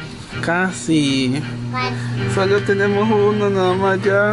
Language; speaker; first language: Spanish; native; Spanish